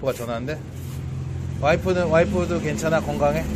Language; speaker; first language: Korean; native; Korean